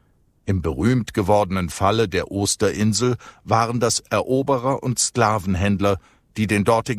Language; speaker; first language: German; native; German